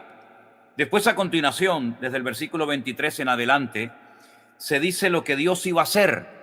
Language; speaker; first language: Spanish; native; Spanish